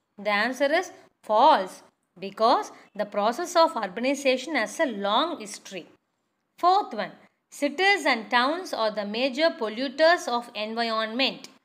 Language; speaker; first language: English; non-native, local second language; Tamil